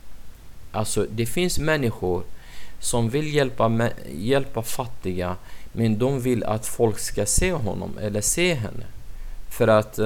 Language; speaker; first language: Swedish; non-native, fluent; Arabic